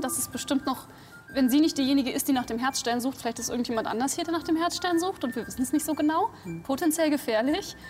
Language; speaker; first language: German; native; German